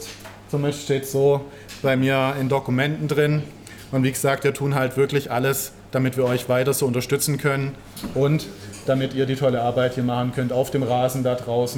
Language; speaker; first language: German; native; German